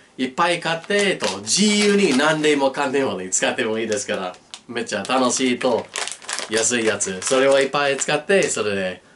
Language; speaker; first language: Japanese; non-native, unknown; English